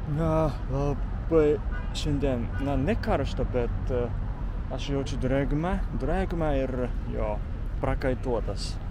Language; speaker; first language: Lithuanian; non-native, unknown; Japanese